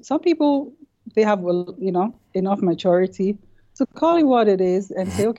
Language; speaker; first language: English; non-native, local second language; Yoruba